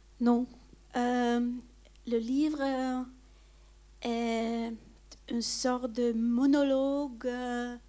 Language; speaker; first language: French; non-native, fluent; Hungarian